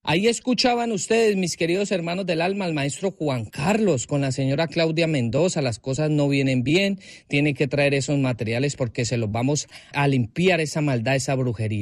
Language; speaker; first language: Spanish; native; Spanish